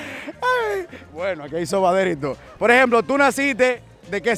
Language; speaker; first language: Spanish; native; Spanish